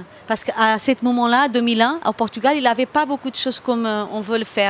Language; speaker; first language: French; non-native, fluent; Portuguese